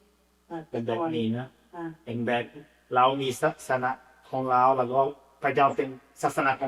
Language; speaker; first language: Thai; non-native, learner; Portuguese